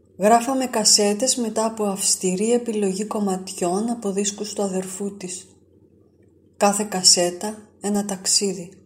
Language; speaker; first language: Greek; native; Greek